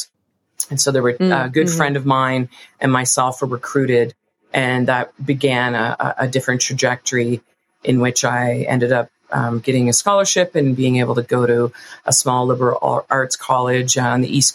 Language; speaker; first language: English; native; English